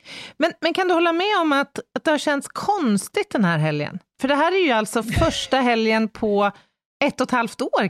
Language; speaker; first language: Swedish; native; Swedish